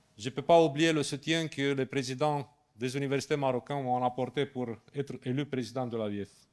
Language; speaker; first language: French; non-native, fluent; Romanian